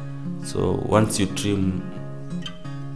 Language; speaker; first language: English; non-native, local second language; Swahili